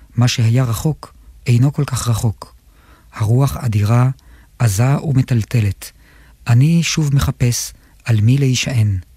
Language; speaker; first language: Hebrew; native; Hebrew